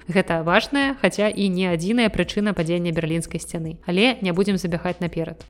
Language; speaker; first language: Belarusian; native; Belarusian